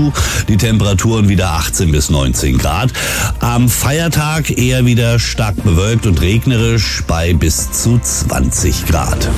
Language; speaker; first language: German; native; German